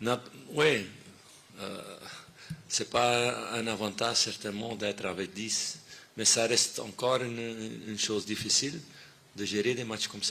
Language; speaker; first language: French; non-native, fluent; Dutch